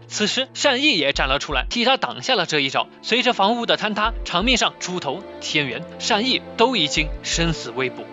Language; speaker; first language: Chinese; native; Chinese